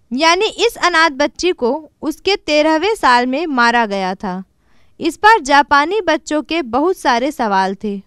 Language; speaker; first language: Hindi; native; Hindi